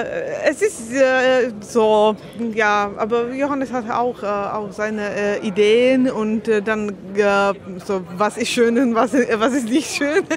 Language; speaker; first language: German; non-native, learner; Slovak